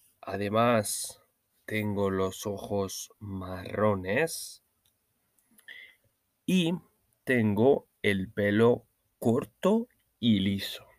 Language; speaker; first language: Spanish; non-native, learner; Norwegian